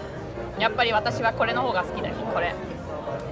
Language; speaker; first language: Japanese; non-native, fluent; German